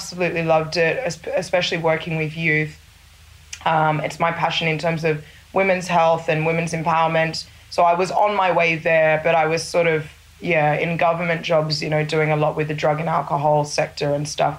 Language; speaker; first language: English; native; English